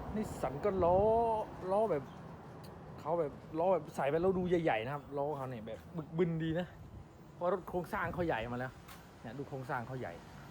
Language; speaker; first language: Thai; non-native, local second language; Khmer